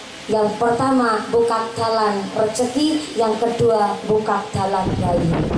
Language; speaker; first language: Indonesian; non-native, local second language; Javanese